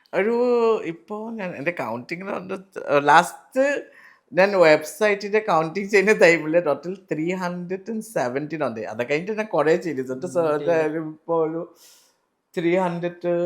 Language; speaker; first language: Malayalam; non-native, learner; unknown